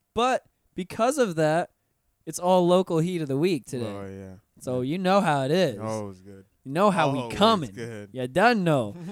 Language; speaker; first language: English; native; English